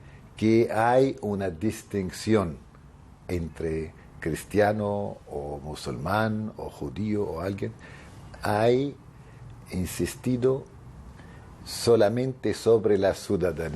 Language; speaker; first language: Spanish; non-native, fluent; Arabic